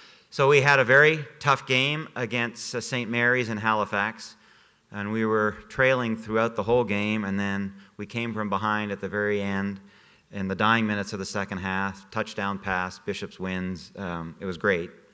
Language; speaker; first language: English; native; English